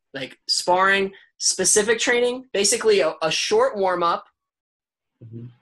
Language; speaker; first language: English; early bilingual, other home language; Urdu